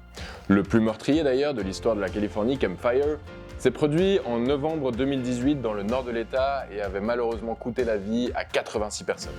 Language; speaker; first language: French; native; French